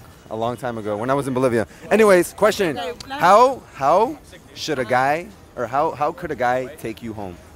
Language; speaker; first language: English; early bilingual, other home language; Spanish